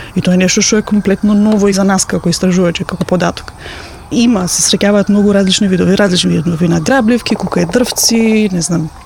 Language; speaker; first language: Macedonian; native; Macedonian